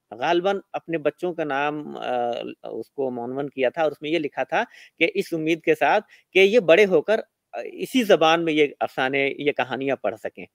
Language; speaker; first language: Urdu; native; Urdu